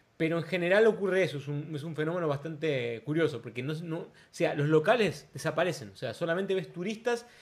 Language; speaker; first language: Spanish; non-native, fluent; Portuguese